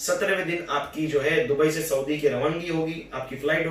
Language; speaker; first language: Hindi; native; Hindi